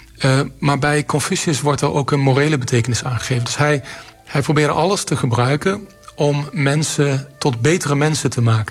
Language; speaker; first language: Dutch; native; Dutch